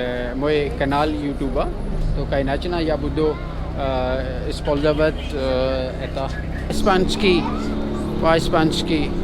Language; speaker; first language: Russian; non-native, learner; Urdu